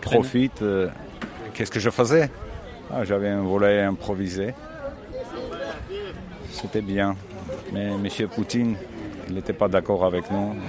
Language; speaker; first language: French; non-native, learner; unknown